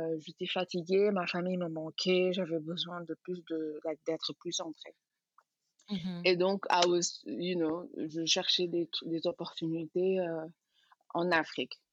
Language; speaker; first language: French; non-native, local second language; Serer